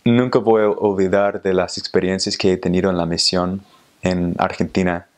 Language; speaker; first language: Spanish; non-native, fluent; English